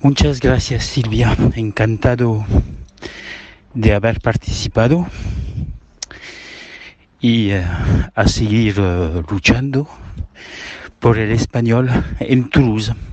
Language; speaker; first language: Spanish; early bilingual, heritage; Spanish